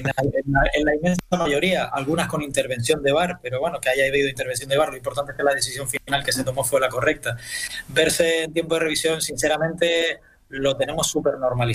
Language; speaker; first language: Spanish; native; Spanish